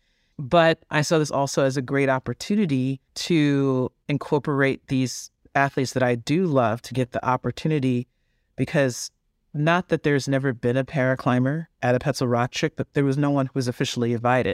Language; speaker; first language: English; native; English